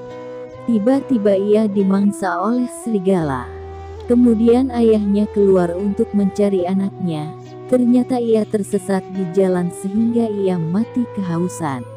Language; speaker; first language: Indonesian; native; Indonesian